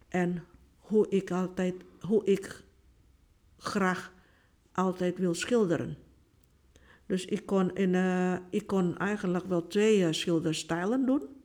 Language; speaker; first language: Dutch; non-native, fluent; Indonesian